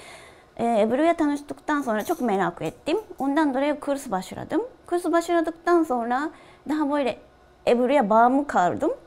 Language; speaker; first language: Turkish; non-native, fluent; Japanese